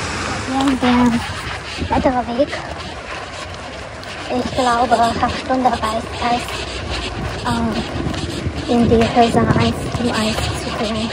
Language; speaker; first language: German; non-native, learner; Chinese